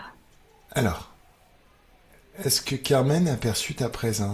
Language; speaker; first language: French; native; French